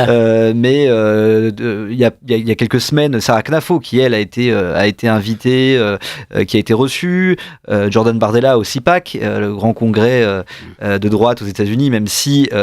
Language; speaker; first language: French; native; French